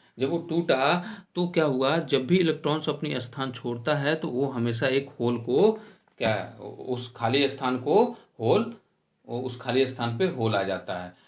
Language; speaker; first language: Hindi; native; Hindi